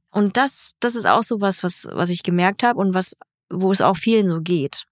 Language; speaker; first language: German; early bilingual, other home language; Vietnamese